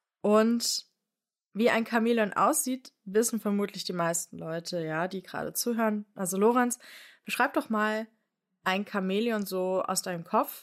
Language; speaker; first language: German; native; German